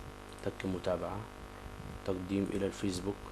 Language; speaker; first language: Arabic; native; Arabic